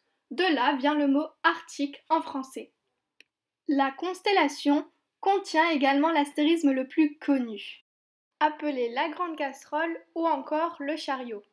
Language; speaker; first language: French; native; French